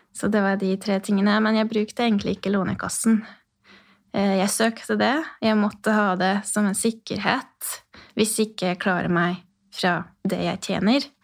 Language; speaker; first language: Norwegian; non-native, fluent; Hungarian